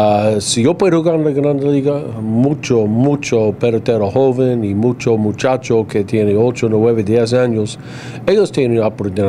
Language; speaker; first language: Spanish; non-native, learner; English